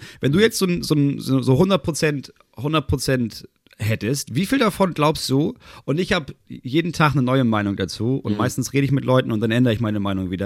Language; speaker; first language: German; native; German